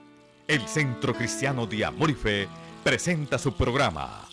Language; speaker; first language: Spanish; native; Spanish